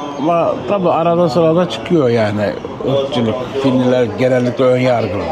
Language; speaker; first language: Turkish; non-native, local second language; Kurdish